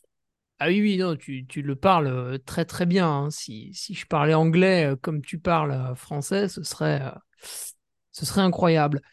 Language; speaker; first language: French; native; French